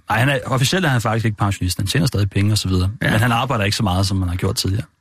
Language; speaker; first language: Danish; native; Danish